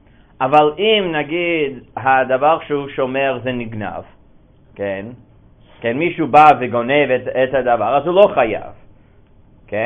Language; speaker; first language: Hebrew; non-native, fluent; English